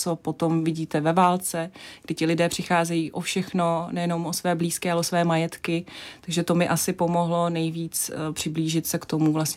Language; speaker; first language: Czech; non-native, fluent; Russian